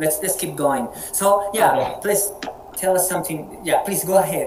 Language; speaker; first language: English; non-native, fluent; Spanish